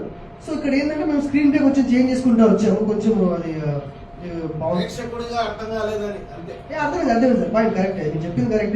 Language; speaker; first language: Telugu; native; Telugu